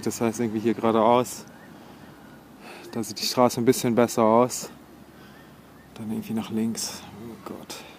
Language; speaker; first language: German; native; German